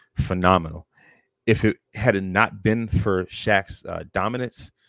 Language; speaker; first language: English; native; English